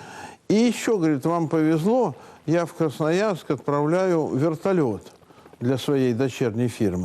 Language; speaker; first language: Russian; native; Russian